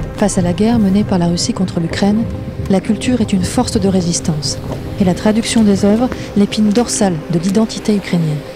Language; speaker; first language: French; native; French